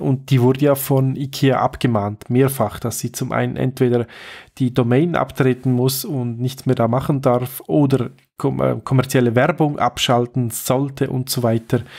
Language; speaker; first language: German; native; German